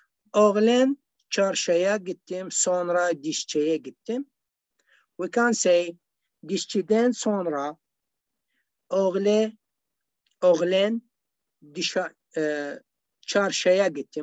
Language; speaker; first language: Turkish; non-native, learner; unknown